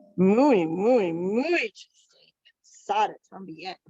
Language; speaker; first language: Spanish; non-native, learner; English